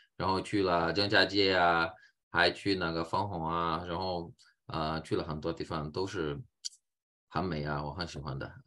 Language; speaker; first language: Chinese; non-native, fluent; Portuguese